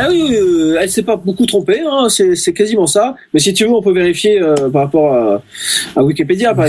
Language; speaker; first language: French; native; French